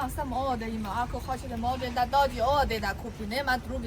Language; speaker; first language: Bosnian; non-native, learner; Chinese